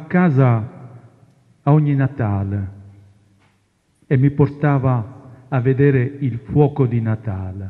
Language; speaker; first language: Italian; non-native, local second language; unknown